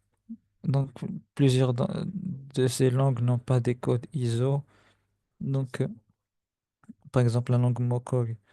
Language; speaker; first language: French; non-native, fluent; Spanish